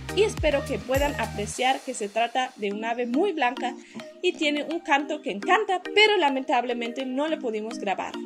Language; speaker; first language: Spanish; native; Spanish